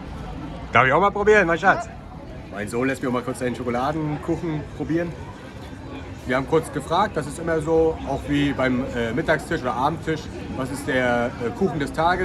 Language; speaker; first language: German; native; German